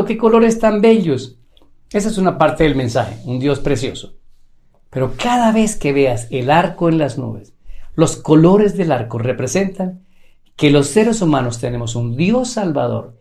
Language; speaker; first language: Spanish; native; Spanish